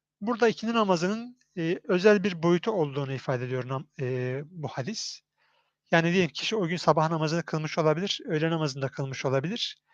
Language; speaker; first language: Turkish; native; Turkish